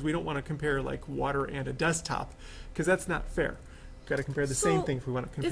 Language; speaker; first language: English; native; English